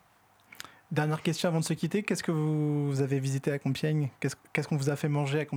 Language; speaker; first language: French; native; French